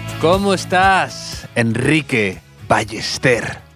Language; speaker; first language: Spanish; native; Spanish